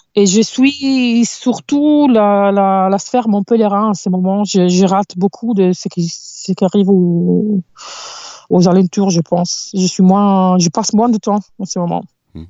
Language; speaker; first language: French; non-native, fluent; Italian